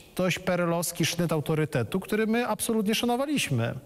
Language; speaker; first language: Polish; native; Polish